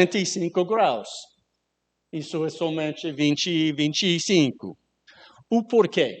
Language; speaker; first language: Portuguese; non-native, learner; English